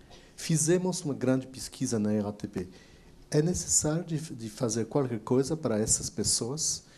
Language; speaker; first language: Portuguese; non-native, fluent; French